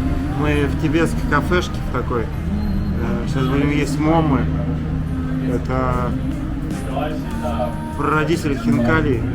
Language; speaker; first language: Russian; native; Russian